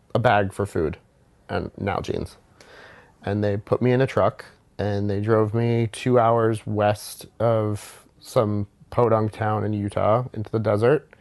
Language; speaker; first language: English; native; English